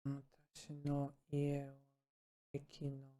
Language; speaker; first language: Japanese; non-native, learner; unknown